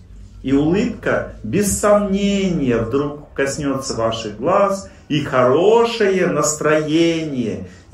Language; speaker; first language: Russian; native; Russian